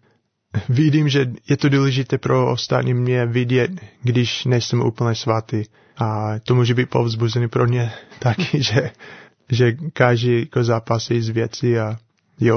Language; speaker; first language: Czech; non-native, learner; English